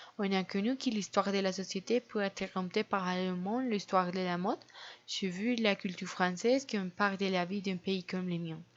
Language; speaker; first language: French; non-native, learner; Spanish